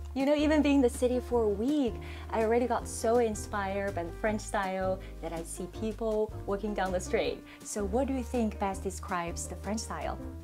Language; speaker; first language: English; non-native, fluent; Chinese